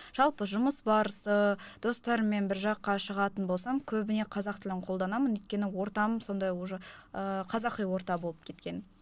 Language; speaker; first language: Kazakh; non-native, local second language; Russian